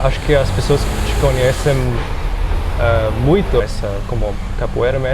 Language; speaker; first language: Portuguese; non-native, fluent; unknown